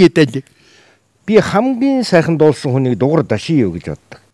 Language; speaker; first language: Mongolian; native; Mongolian